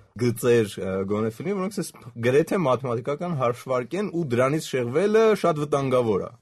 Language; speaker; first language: Armenian; native; Armenian